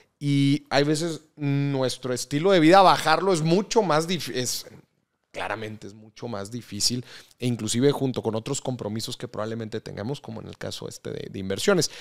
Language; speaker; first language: Spanish; native; Spanish